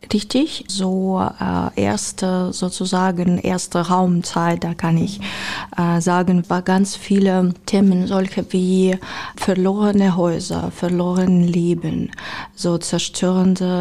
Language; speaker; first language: German; non-native, fluent; Ukrainian